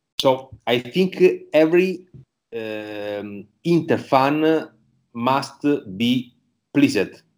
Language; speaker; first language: English; non-native, learner; Italian